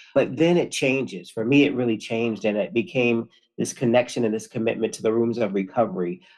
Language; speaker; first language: English; native; English